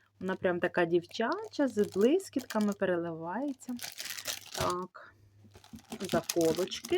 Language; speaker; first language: Ukrainian; native; Ukrainian